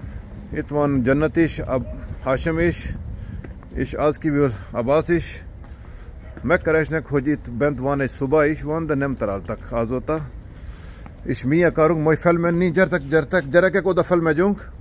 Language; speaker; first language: Hungarian; non-native, learner; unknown